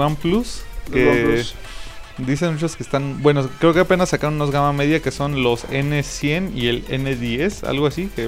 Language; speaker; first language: Spanish; native; Spanish